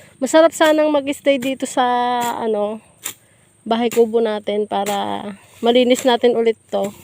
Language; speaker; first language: Filipino; native; Filipino